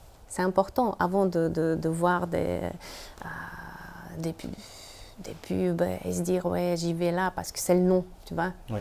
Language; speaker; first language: French; non-native, fluent; Russian